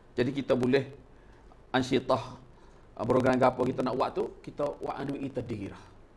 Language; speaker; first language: Malay; native; Malay